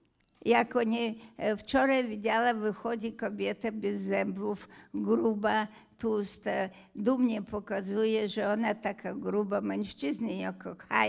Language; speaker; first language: Polish; non-native, fluent; Hungarian